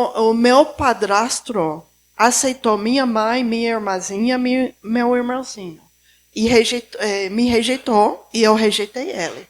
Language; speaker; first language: Portuguese; non-native, fluent; Spanish